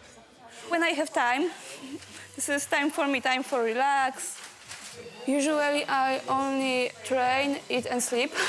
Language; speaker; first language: English; non-native, learner; Polish